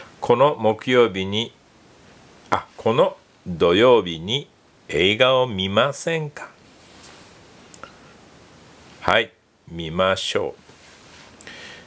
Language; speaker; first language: Japanese; non-native, fluent; English